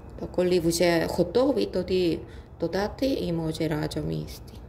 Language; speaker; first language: Ukrainian; non-native, learner; Korean